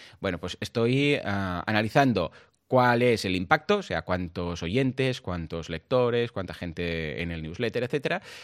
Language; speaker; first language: Spanish; non-native, local second language; Catalan